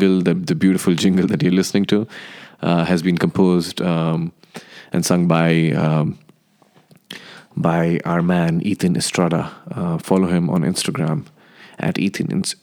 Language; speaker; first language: English; non-native, local second language; Hindi